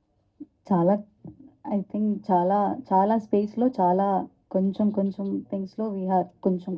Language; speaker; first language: Telugu; non-native, learner; Malayalam